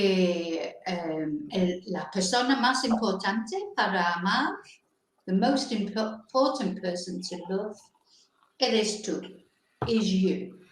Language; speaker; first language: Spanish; non-native, fluent; English